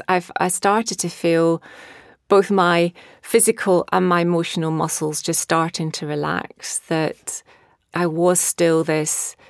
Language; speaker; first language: English; native; English